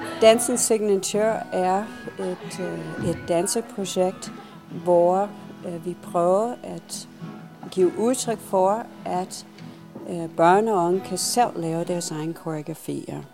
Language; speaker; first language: Danish; non-native, fluent; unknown